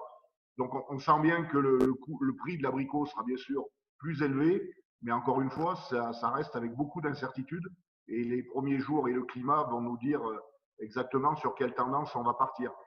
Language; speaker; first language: French; native; French